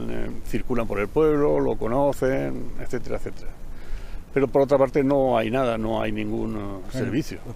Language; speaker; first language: Spanish; native; Spanish